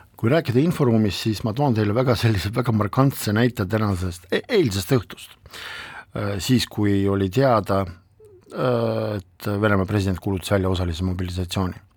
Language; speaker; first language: Estonian; non-native, local second language; Russian